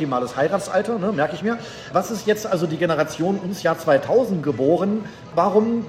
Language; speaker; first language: German; native; German